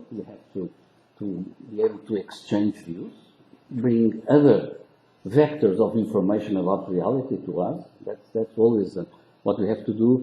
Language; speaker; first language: English; non-native, local second language; Portuguese